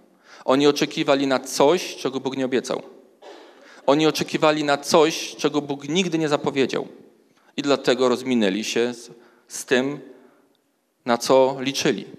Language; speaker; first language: Polish; native; Polish